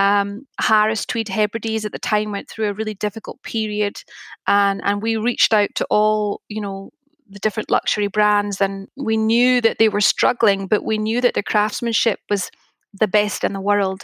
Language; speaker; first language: English; native; English